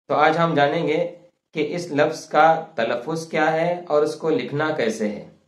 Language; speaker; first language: Urdu; non-native, local second language; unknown